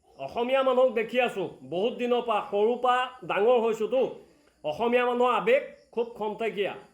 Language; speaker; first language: Assamese; native; Assamese